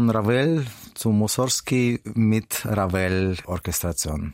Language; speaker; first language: German; non-native, learner; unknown